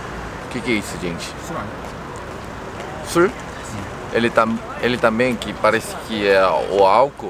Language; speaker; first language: Portuguese; non-native, learner; Korean